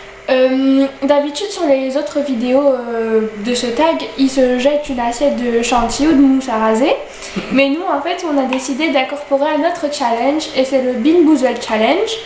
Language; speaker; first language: French; native; French